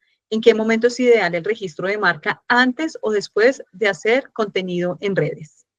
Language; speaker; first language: Spanish; native; Spanish